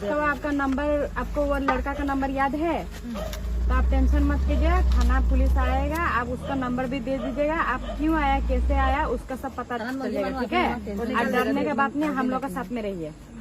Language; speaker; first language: Hindi; non-native, local second language; Assamese